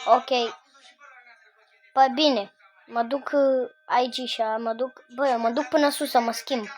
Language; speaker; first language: Romanian; native; Romanian